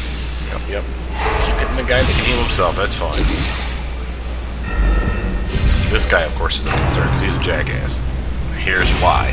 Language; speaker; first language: English; native; English